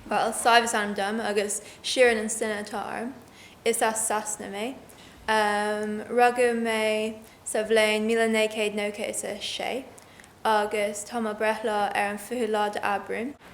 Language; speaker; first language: Irish; non-native, learner; English